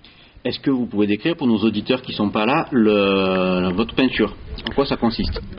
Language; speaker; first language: French; native; French